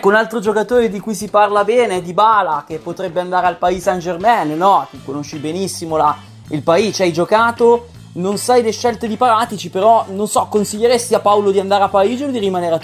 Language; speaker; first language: Italian; native; Italian